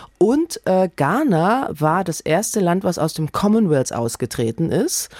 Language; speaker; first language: German; native; German